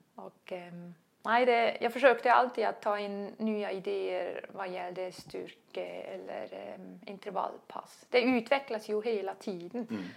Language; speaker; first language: Swedish; non-native, fluent; German